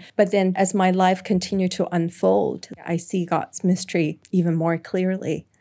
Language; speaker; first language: English; non-native, local second language; Cantonese